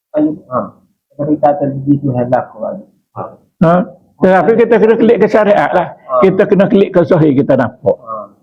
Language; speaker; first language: Malay; native; Malay